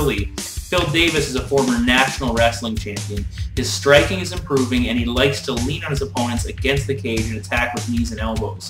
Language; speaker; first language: English; native; English